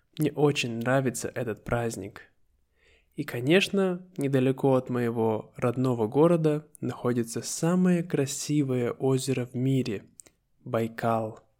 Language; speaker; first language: Russian; native; Russian